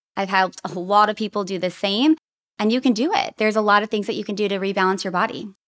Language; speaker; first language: English; native; English